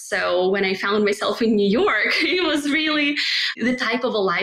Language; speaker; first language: English; non-native, fluent; Russian